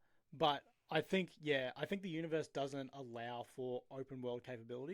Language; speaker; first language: English; native; English